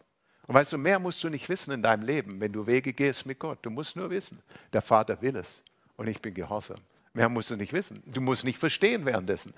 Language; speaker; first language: German; native; German